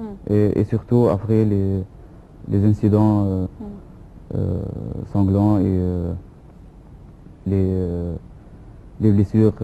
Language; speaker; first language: French; non-native, fluent; Arabic